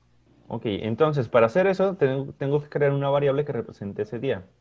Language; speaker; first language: Spanish; native; Spanish